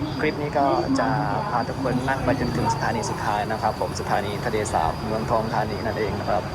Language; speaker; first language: Thai; native; Thai